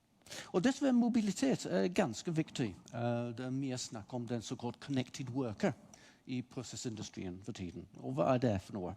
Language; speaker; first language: Norwegian; non-native, fluent; English